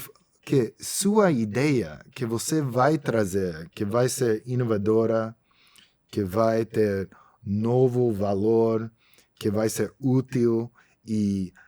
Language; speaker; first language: Portuguese; non-native, fluent; English